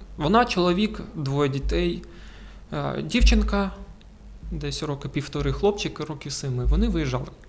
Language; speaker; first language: Ukrainian; non-native, local second language; Russian